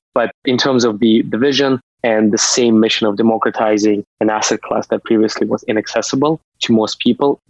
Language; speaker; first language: English; non-native, fluent; Russian